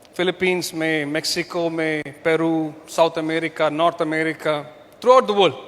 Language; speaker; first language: Hindi; non-native, local second language; Malayalam